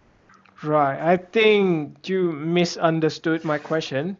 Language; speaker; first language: English; non-native, fluent; Vietnamese